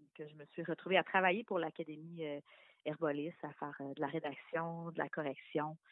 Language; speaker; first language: French; native; French